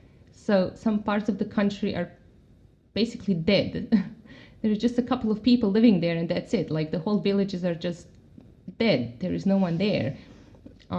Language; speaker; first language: English; non-native, fluent; Croatian